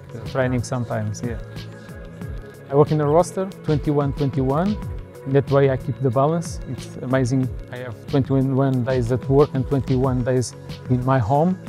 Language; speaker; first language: English; non-native, learner; Portuguese